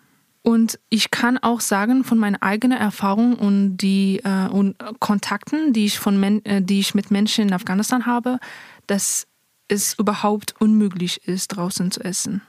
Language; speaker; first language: German; non-native, fluent; Persian